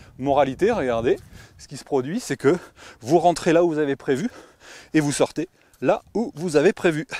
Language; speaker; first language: French; native; French